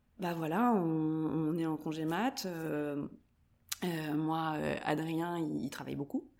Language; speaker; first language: French; native; French